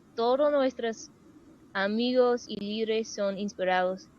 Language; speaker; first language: Spanish; non-native, fluent; English